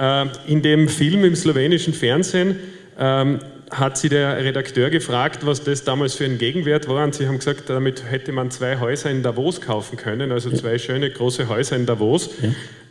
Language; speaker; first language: German; native; German